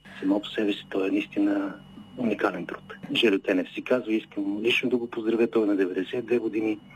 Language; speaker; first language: Bulgarian; native; Bulgarian